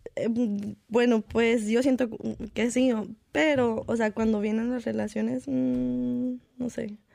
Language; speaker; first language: Spanish; early bilingual, heritage; Spanish